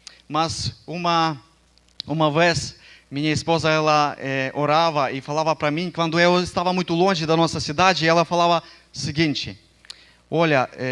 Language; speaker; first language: Portuguese; non-native, fluent; Ukrainian